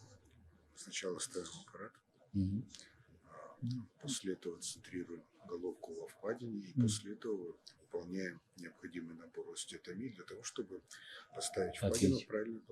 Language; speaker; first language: Russian; native; Russian